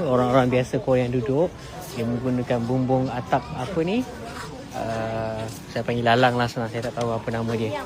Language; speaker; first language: Malay; native; Malay